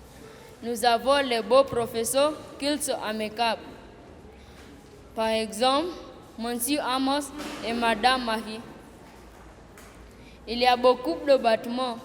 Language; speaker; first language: French; non-native, learner; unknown